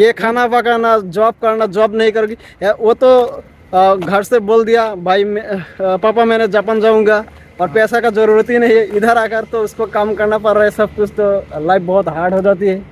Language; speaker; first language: Hindi; non-native, fluent; Bangla